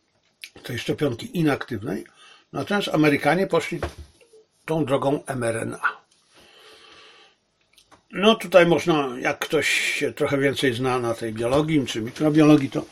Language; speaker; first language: Polish; native; Polish